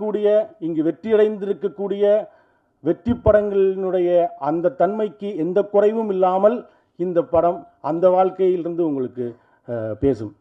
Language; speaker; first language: Tamil; native; Tamil